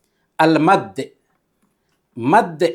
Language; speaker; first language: Arabic; non-native, fluent; Urdu